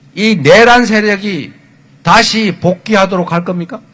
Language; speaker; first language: Korean; native; Korean